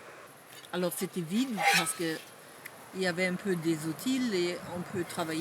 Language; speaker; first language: French; non-native, fluent; German